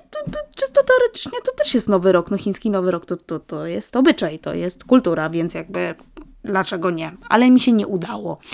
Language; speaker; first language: Polish; native; Polish